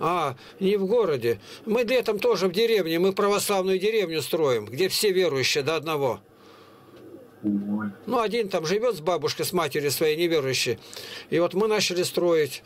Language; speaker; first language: Russian; native; Russian